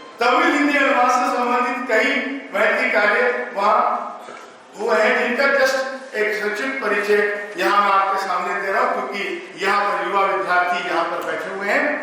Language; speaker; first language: Hindi; non-native, local second language; Tamil